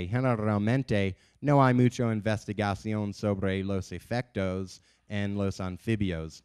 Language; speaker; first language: Spanish; non-native, learner; English